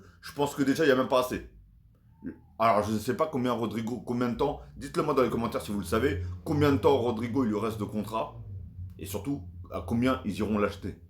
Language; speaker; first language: French; native; French